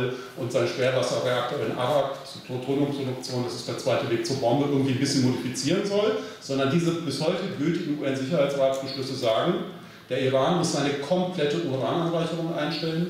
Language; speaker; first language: German; native; German